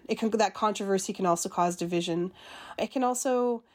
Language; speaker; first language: English; native; English